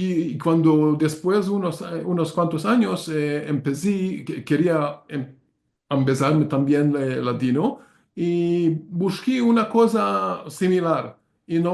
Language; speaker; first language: Spanish; non-native, learner; Hungarian